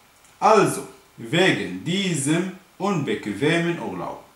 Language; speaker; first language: German; non-native, fluent; Arabic